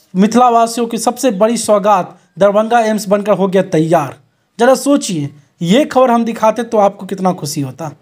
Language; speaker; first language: Hindi; native; Hindi